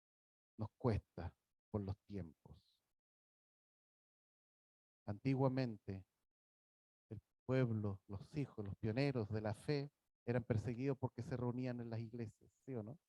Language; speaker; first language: Spanish; native; Spanish